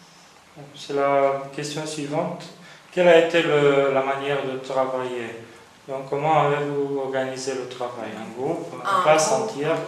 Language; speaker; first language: French; non-native, fluent; Romanian